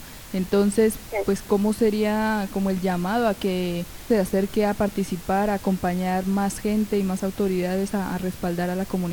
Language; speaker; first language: Spanish; native; Spanish